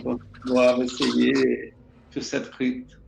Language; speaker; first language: French; non-native, fluent; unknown